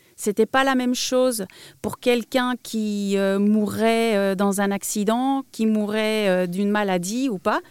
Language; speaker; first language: French; non-native, fluent; Spanish